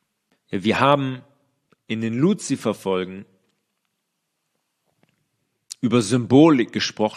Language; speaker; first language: German; native; German